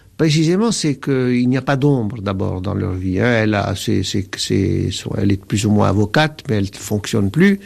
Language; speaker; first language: French; non-native, local second language; Arabic